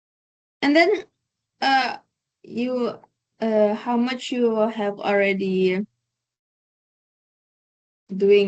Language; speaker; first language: English; non-native, learner; Indonesian